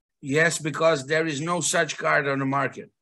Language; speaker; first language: English; non-native, fluent; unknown